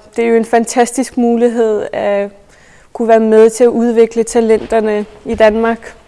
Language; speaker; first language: Danish; native; Danish